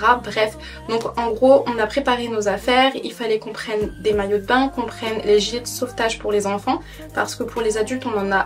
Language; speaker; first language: French; native; French